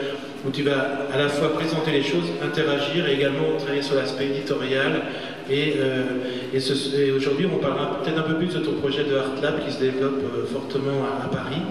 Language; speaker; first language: French; native; French